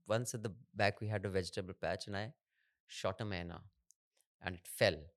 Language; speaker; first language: English; non-native, local second language; Hindi